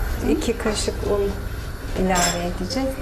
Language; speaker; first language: Turkish; native; Turkish